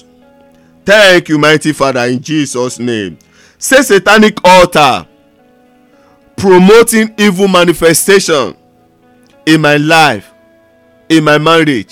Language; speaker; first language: English; non-native, local second language; Yoruba